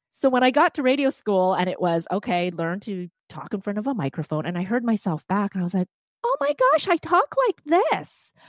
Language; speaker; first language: English; non-native, fluent; Cantonese